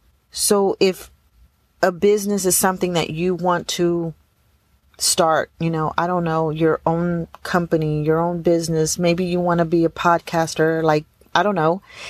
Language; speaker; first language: English; early bilingual, other home language; Spanish